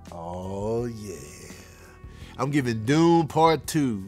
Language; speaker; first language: English; native; English